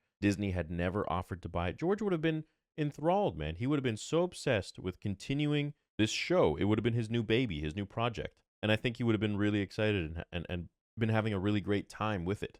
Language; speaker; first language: English; native; English